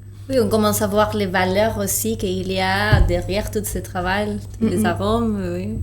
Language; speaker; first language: French; non-native, fluent; Spanish